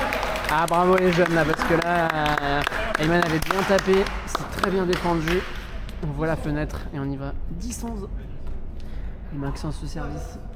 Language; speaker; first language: French; native; French